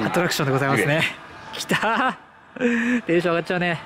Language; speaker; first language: Japanese; native; Japanese